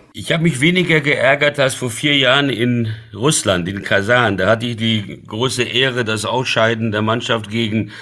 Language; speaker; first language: German; early bilingual, other home language; Portuguese